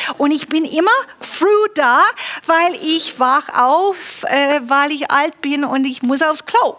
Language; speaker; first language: German; non-native, fluent; English